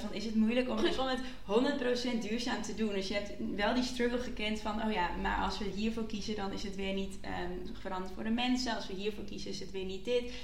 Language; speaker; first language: Dutch; native; Dutch